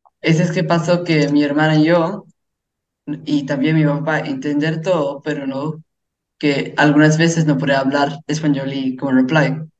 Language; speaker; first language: Spanish; early bilingual, heritage; English